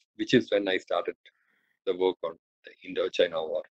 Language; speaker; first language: English; non-native, local second language; Malayalam